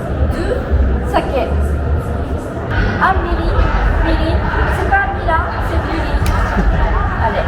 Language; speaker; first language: French; non-native, learner; Japanese